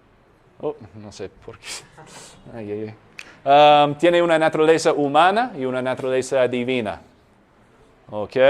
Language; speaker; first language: Spanish; non-native, fluent; English